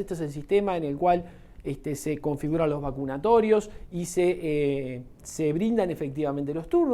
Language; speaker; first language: Spanish; native; Spanish